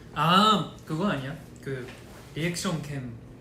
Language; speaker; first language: Korean; non-native, fluent; Japanese